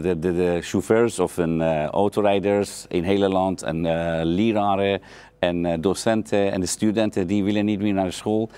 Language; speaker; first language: Dutch; non-native, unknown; Persian